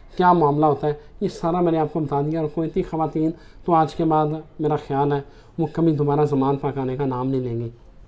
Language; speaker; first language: Urdu; native; Urdu